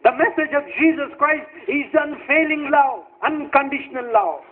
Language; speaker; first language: English; non-native, local second language; Telugu